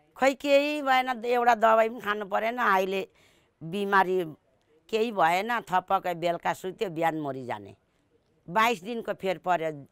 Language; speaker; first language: Nepali; native; Nepali